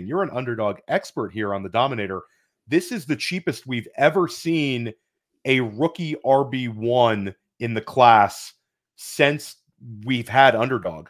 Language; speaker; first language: English; native; English